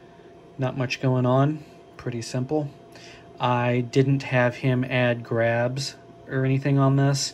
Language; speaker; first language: English; native; English